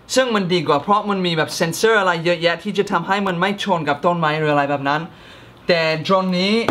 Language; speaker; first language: Thai; non-native, fluent; English